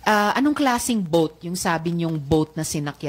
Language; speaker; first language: Filipino; native; Filipino